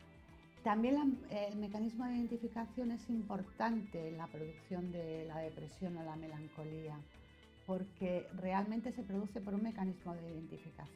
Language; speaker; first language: Spanish; native; Spanish